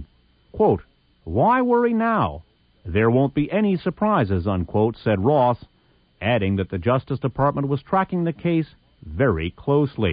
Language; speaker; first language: English; native; English